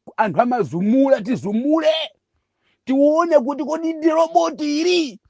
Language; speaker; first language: Nyanja; non-native, local second language; Tumbuka